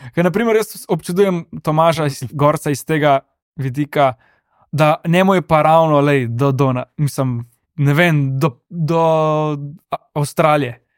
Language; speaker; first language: Slovenian; native; Slovenian